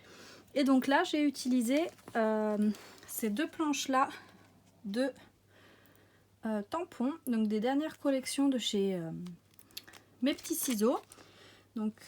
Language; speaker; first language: French; native; French